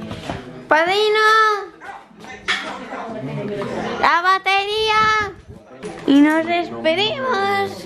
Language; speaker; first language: Spanish; native; Spanish